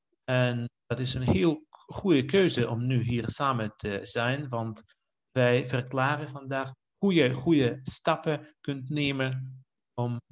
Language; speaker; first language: Dutch; non-native, fluent; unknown